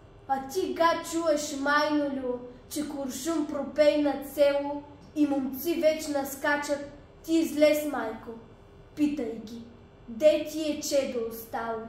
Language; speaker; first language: Bulgarian; native; Bulgarian